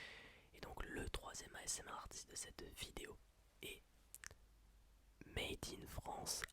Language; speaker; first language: French; native; French